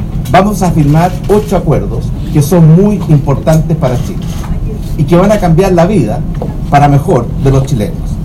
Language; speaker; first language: Spanish; native; Spanish